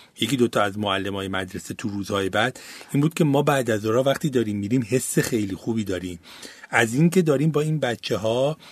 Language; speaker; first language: Persian; native; Persian